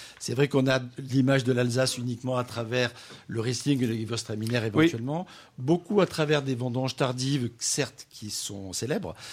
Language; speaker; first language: French; native; French